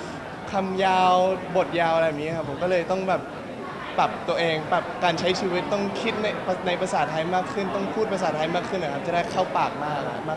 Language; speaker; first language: Thai; non-native, local second language; English